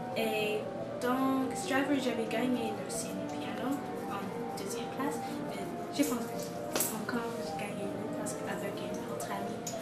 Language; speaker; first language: French; non-native, local second language; English